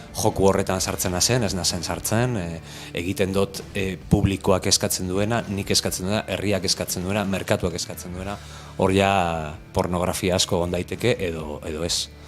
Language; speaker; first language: Basque; non-native, local second language; Spanish